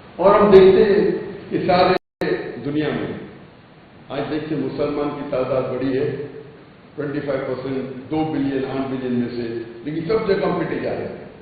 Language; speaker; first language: Urdu; non-native, local second language; Konkani